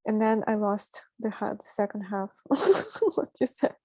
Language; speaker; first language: English; non-native, fluent; Ukrainian